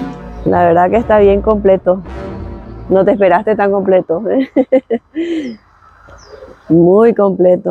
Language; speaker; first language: Spanish; native; Spanish